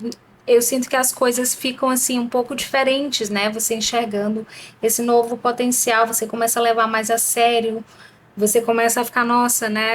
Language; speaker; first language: Portuguese; native; Portuguese